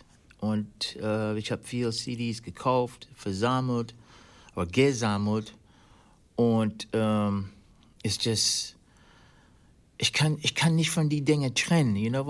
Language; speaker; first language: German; non-native, learner; English